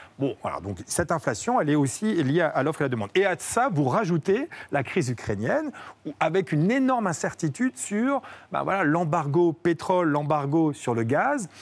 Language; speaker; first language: French; native; French